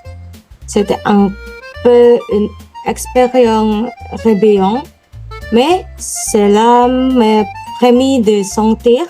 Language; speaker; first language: French; non-native, learner; Indonesian